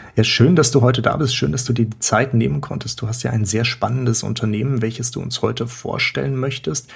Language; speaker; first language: German; native; German